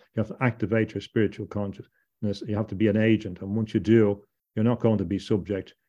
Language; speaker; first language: English; native; English